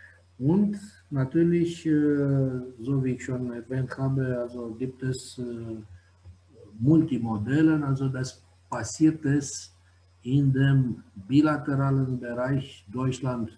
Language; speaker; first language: German; non-native, fluent; Romanian